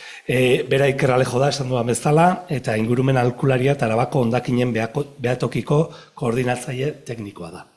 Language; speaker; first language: Basque; native; Basque